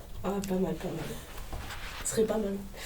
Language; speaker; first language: French; native; French